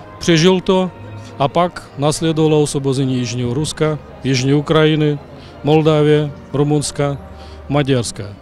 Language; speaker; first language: Czech; non-native, fluent; Russian